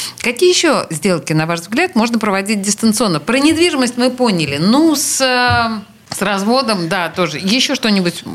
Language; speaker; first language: Russian; native; Russian